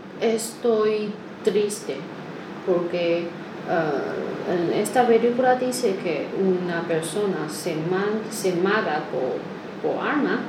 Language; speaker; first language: Spanish; non-native, learner; Chinese